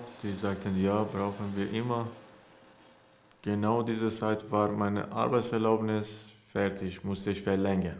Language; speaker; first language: German; non-native, learner; Persian